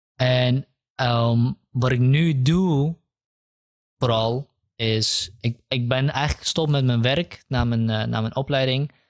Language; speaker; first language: Dutch; early bilingual, other home language; Kurdish